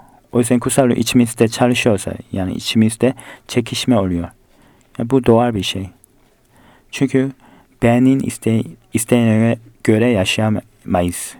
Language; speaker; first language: Turkish; non-native, fluent; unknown